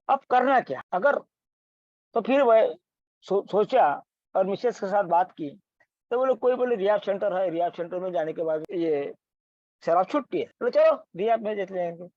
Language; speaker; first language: Hindi; non-native, local second language; Marathi